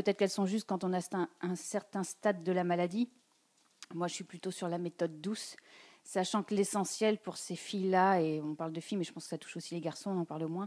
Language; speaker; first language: French; native; French